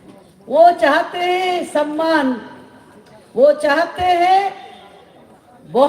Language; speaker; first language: Hindi; non-native, local second language; Bangla